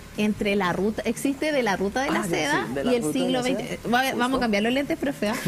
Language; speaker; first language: Spanish; native; Spanish